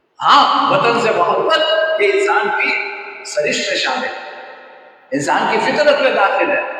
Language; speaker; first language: Urdu; native; Urdu